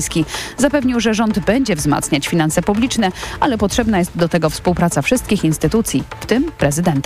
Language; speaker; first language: Polish; native; Polish